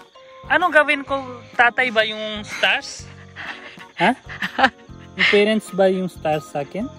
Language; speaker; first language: Filipino; non-native, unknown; Hindi